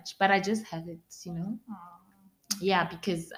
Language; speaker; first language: English; non-native, local second language; Northern Sotho